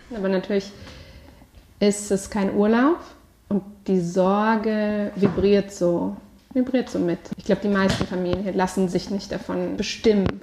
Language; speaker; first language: German; native; German